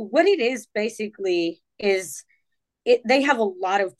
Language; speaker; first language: English; non-native, fluent; Arabic